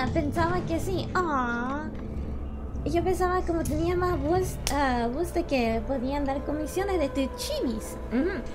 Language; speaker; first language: Spanish; non-native, learner; English